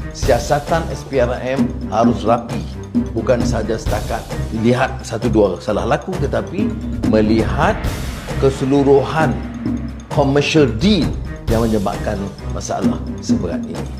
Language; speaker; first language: Malay; native; Malay